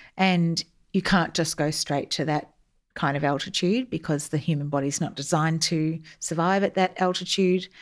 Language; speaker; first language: English; native; English